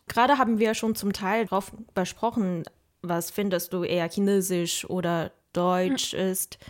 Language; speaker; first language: German; non-native, fluent; Chinese